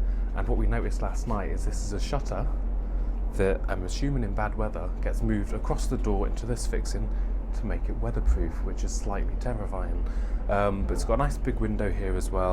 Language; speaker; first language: English; native; English